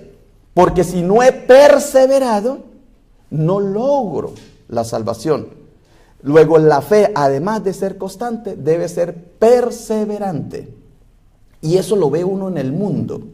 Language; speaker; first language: Spanish; native; Spanish